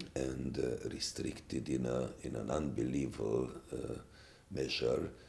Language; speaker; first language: English; non-native, fluent; Hungarian